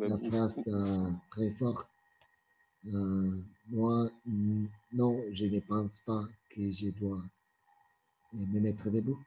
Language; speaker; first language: French; non-native, fluent; Spanish